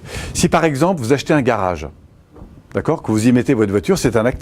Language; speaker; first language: French; native; French